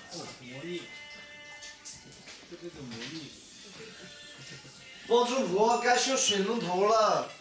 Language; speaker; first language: Chinese; native; Chinese